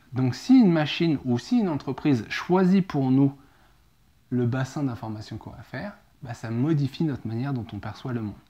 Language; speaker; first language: French; native; French